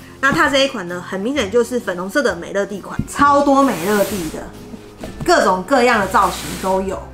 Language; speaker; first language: Chinese; native; Chinese